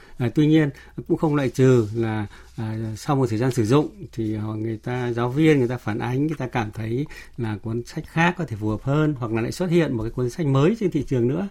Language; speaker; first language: Vietnamese; native; Vietnamese